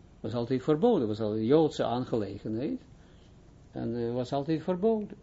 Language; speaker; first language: Dutch; non-native, fluent; Hebrew